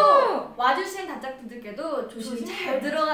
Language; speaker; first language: Korean; native; Korean